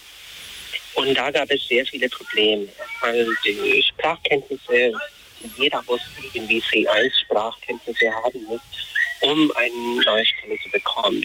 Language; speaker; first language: German; non-native, fluent; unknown